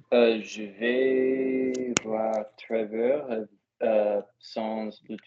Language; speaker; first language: French; non-native, learner; English